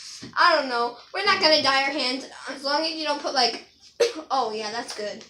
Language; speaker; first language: English; native; English